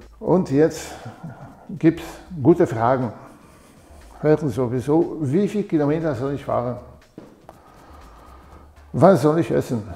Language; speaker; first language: German; non-native, fluent; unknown